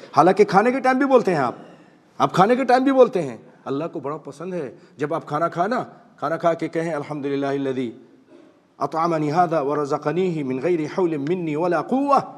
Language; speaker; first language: Urdu; native; Urdu